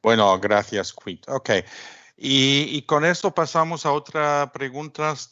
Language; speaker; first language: Spanish; non-native, fluent; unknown